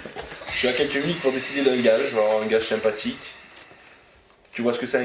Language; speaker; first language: French; native; French